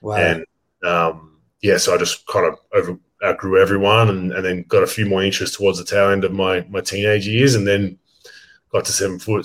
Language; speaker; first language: English; native; English